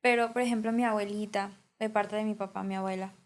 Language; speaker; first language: Spanish; early bilingual, heritage; Spanish